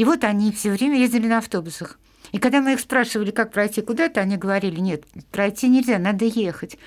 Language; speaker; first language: Russian; native; Russian